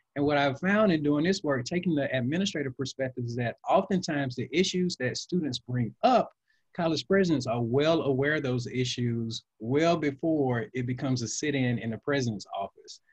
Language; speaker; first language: English; native; English